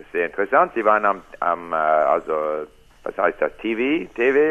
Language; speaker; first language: German; non-native, learner; English